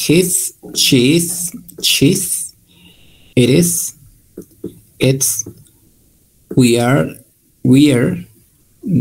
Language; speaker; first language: English; non-native, learner; Spanish